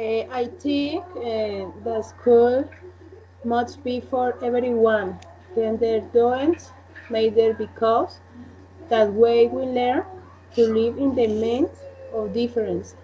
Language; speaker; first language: English; non-native, learner; Spanish